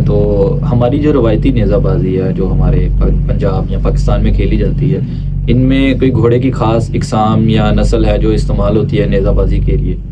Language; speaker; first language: Urdu; non-native, local second language; Punjabi